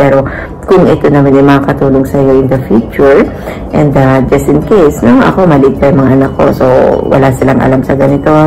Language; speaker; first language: Filipino; native; Filipino